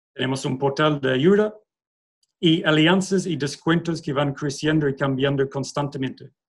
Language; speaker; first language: Spanish; non-native, fluent; English